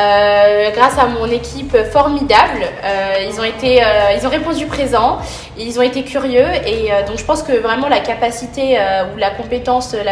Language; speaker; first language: French; native; French